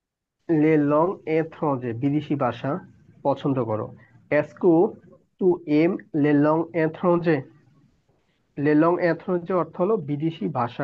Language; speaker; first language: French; non-native, fluent; Bangla